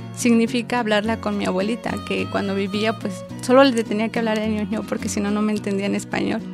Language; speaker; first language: Spanish; non-native, local second language; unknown